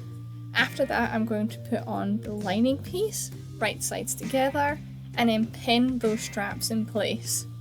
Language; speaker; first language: English; native; English